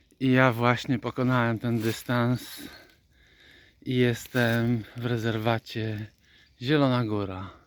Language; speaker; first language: Polish; native; Polish